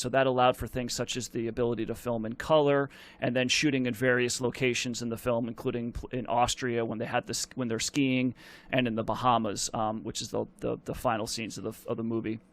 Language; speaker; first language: English; native; English